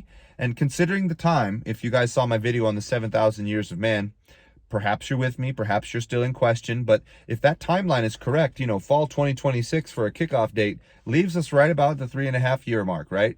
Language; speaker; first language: English; native; English